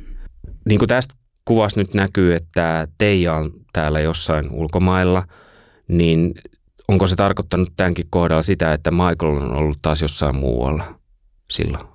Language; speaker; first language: Finnish; native; Finnish